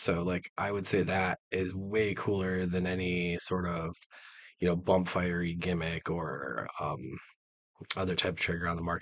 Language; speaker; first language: English; native; English